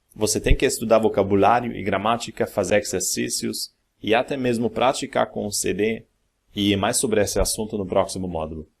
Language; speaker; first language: Portuguese; non-native, fluent; German